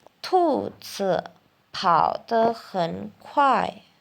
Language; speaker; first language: Chinese; non-native, fluent; Indonesian